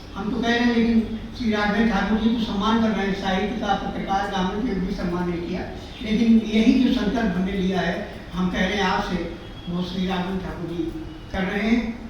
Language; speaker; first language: Hindi; native; Hindi